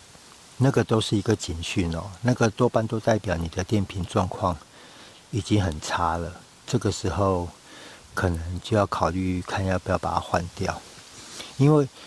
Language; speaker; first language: Chinese; native; Chinese